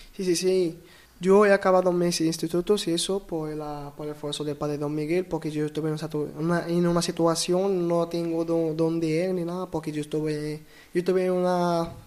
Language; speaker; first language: Spanish; non-native, learner; Arabic